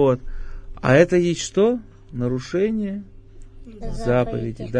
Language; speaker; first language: Russian; native; Russian